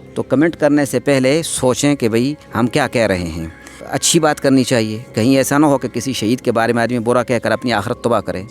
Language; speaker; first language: Urdu; non-native, local second language; Northern Hindko